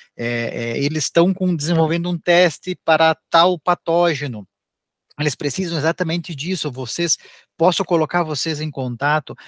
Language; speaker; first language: Portuguese; native; Portuguese